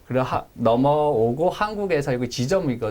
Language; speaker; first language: Korean; non-native, learner; Chinese